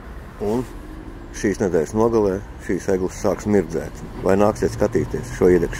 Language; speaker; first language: Latvian; native; Latvian